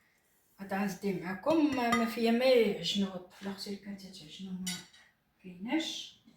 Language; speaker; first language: Arabic; native; Arabic